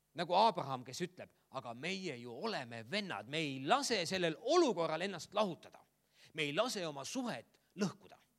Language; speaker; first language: Estonian; native; Estonian